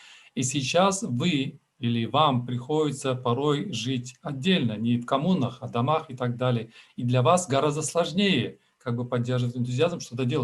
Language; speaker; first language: Russian; native; Russian